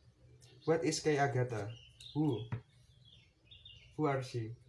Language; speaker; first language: English; non-native, learner; Indonesian